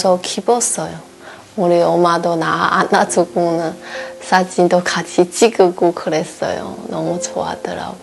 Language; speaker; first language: Korean; non-native, learner; Chinese